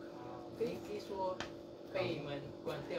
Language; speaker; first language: Chinese; non-native, learner; Indonesian